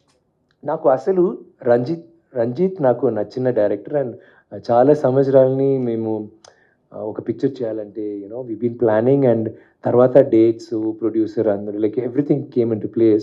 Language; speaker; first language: Telugu; non-native, fluent; Tamil